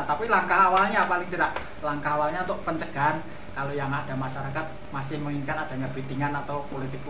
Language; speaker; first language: Indonesian; native; Indonesian